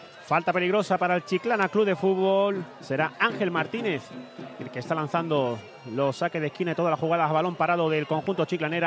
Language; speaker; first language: Spanish; native; Spanish